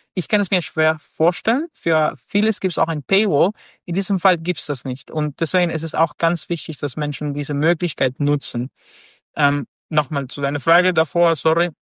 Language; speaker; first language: German; non-native, fluent; Spanish